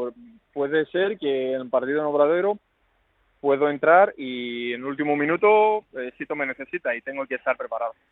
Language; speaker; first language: Spanish; non-native, fluent; Greek